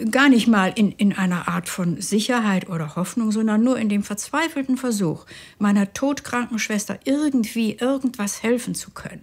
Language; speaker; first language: German; native; German